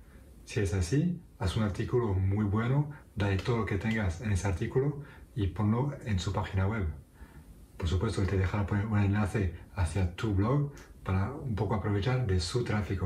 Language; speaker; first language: Spanish; non-native, fluent; French